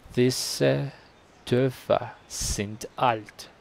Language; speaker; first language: German; non-native, learner; Spanish